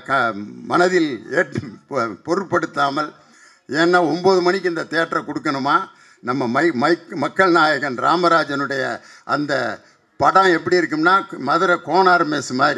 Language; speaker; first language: Tamil; native; Tamil